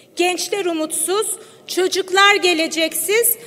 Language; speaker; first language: Turkish; native; Turkish